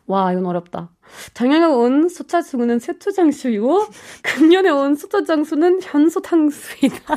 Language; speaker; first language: Korean; non-native, fluent; German